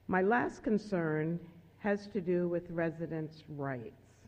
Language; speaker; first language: English; native; English